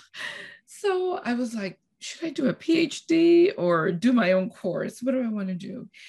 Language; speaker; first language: English; non-native, fluent; Spanish